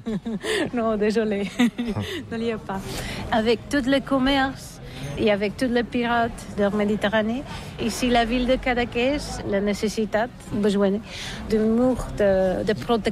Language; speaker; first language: French; non-native, learner; Catalan